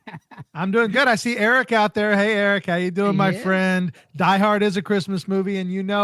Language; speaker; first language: English; native; English